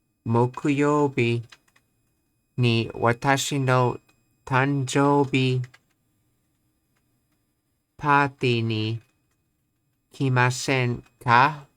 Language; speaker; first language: Japanese; non-native, learner; English